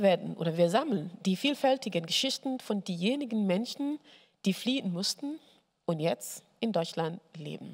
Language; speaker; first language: German; non-native, fluent; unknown